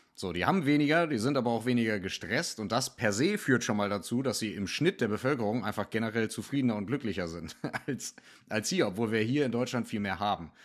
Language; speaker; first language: German; native; German